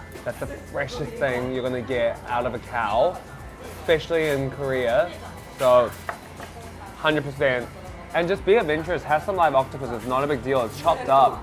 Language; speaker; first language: English; early bilingual, other home language; Korean